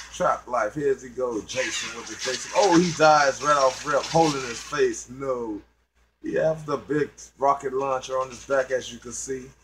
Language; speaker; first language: English; native; English